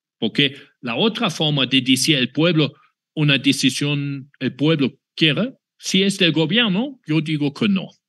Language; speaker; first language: Spanish; non-native, fluent; German